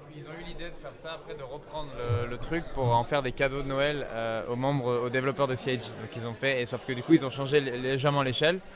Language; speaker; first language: French; native; French